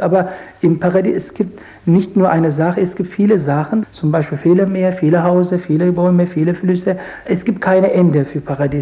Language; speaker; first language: German; non-native, learner; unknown